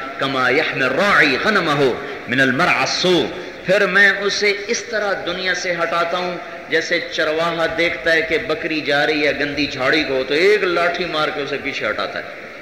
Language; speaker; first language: Urdu; non-native, local second language; Punjabi